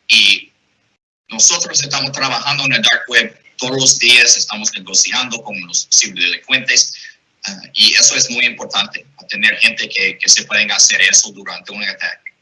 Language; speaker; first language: Spanish; non-native, fluent; English